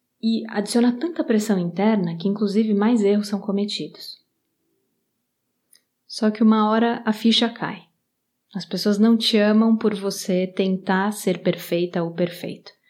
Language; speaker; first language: Portuguese; native; Portuguese